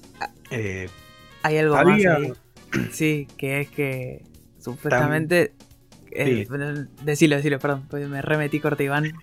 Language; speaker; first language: Spanish; native; Spanish